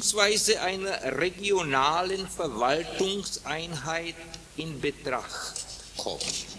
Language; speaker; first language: German; non-native, fluent; Czech